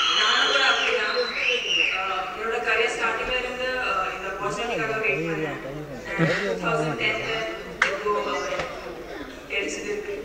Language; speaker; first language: Tamil; non-native, learner; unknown